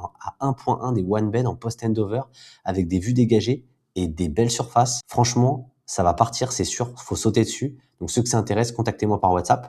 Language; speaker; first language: French; native; French